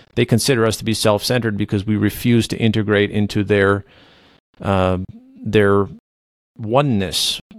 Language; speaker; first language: English; non-native, fluent; Low German